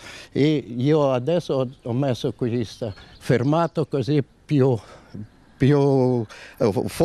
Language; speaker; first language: Italian; non-native, learner; Romanian